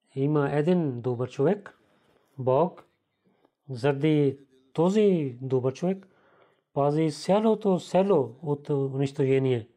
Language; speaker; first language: Bulgarian; non-native, learner; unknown